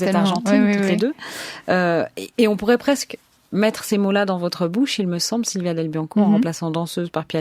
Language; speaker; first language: French; native; French